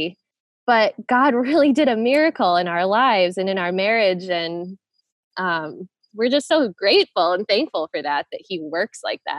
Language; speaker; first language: English; native; English